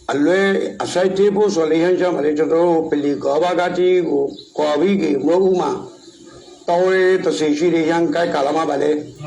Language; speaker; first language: Burmese; non-native, local second language; Rohingya